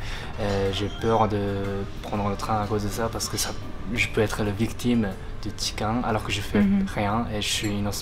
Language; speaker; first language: French; non-native, fluent; Japanese